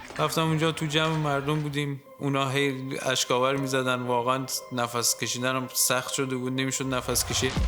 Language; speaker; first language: Persian; non-native, local second language; Southern Kurdish